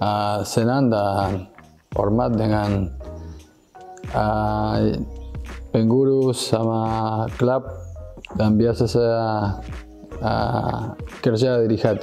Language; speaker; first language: Indonesian; non-native, fluent; Spanish